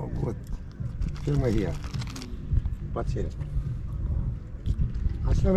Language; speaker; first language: German; non-native, learner; Arabic